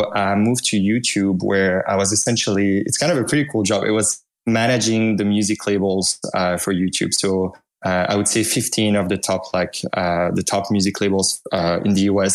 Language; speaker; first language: English; non-native, fluent; French